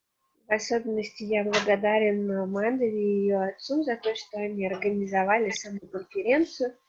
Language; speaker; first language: Russian; native; Russian